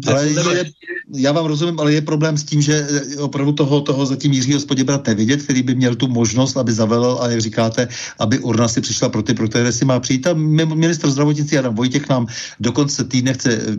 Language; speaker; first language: Czech; native; Czech